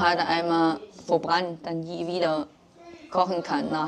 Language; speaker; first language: German; non-native, learner; Chinese